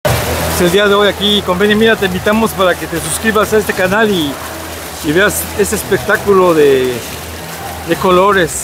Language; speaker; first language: Spanish; native; Spanish